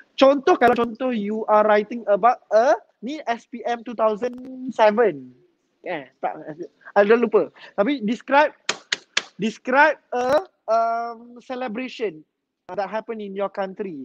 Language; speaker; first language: English; non-native, local second language; Malay